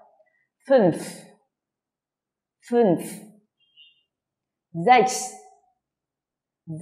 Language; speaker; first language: German; non-native, learner; Vietnamese